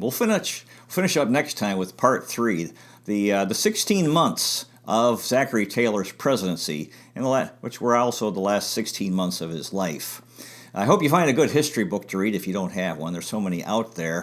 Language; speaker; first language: English; native; English